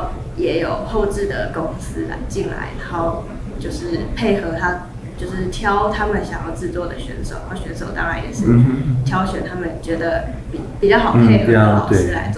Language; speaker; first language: Chinese; native; Chinese